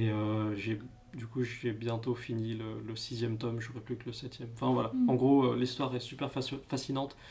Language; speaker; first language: French; native; French